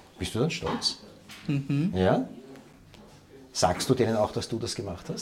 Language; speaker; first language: German; native; German